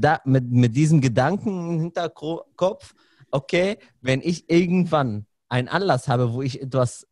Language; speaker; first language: German; non-native, fluent; Arabic